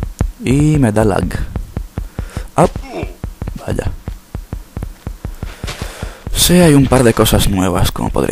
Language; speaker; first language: Spanish; native; Spanish